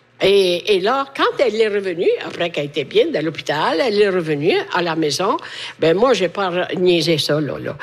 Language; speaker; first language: French; non-native, fluent; Italian